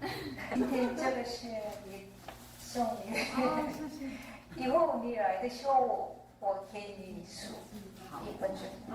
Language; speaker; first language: Chinese; non-native, learner; Korean